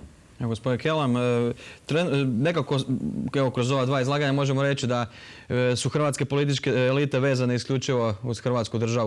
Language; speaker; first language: Croatian; native; Croatian